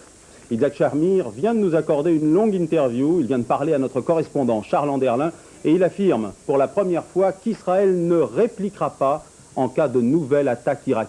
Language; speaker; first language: French; native; French